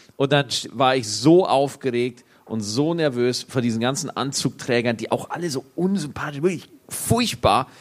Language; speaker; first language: German; native; German